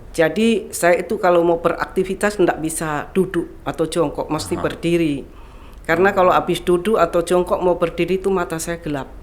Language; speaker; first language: Indonesian; non-native, local second language; Javanese